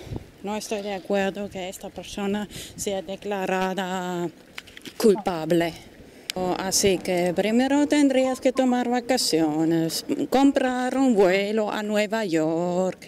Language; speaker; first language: Spanish; non-native, fluent; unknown